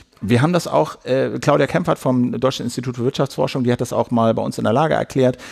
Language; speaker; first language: German; native; German